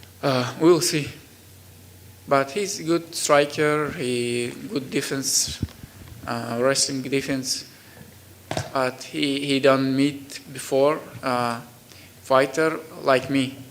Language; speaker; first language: English; non-native, learner; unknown